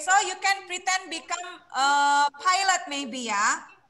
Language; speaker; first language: English; non-native, fluent; Indonesian